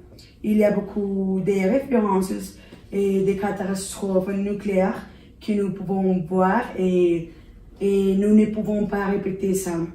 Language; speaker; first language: French; non-native, learner; Spanish